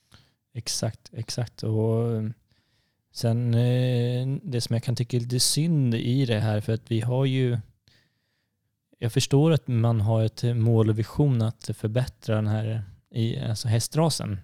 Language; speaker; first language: Swedish; native; Swedish